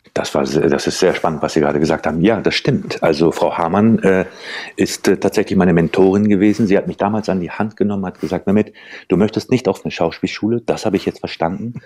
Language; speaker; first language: German; early bilingual, other home language; Turkish